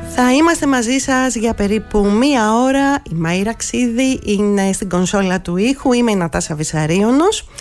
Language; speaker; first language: Greek; native; Greek